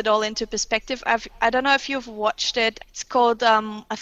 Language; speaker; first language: English; non-native, fluent; Russian